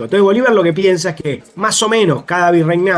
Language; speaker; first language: Spanish; native; Spanish